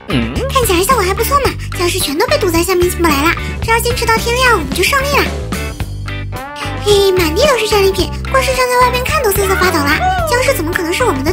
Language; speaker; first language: Chinese; native; Chinese